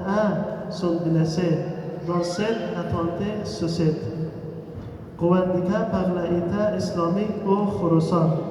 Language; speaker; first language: French; non-native, learner; Persian